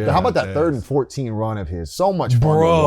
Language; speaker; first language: English; native; English